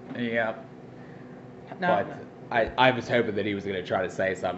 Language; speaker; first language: English; native; English